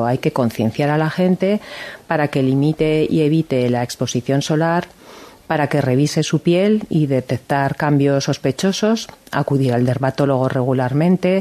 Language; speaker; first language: Spanish; native; Spanish